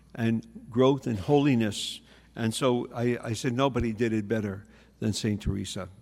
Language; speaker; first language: English; native; English